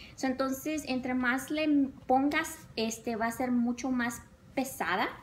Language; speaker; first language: Spanish; early bilingual, other home language; English